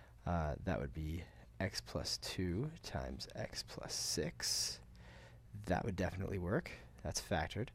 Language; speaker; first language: English; native; English